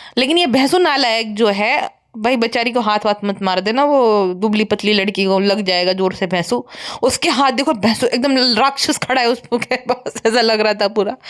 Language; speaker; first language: Hindi; non-native, local second language; Gujarati